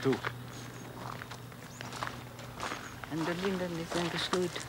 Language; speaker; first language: Dutch; non-native, learner; French